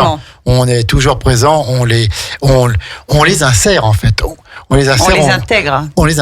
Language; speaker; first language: French; native; French